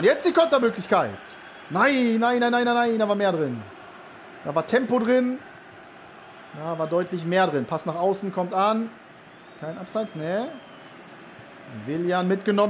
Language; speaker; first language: German; native; German